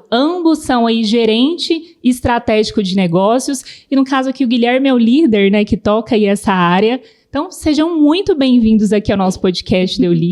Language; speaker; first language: Portuguese; native; Portuguese